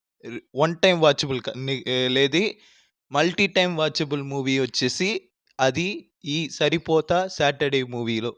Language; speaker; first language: Telugu; non-native, learner; Tamil